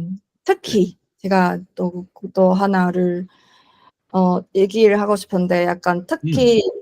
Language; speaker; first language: Korean; non-native, learner; Chinese